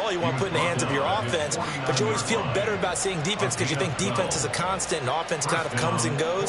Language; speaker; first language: English; native; English